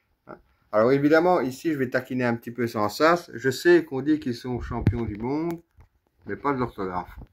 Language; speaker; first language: French; native; French